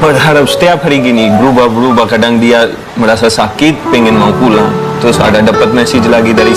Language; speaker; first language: Indonesian; non-native, fluent; Hindi